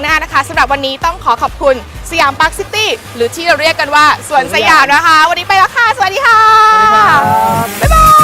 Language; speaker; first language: Thai; native; Thai